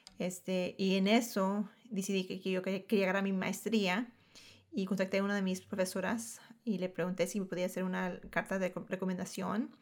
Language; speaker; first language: Spanish; early bilingual, heritage; Spanish